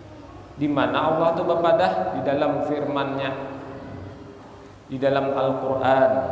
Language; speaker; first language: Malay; non-native, local second language; Banjar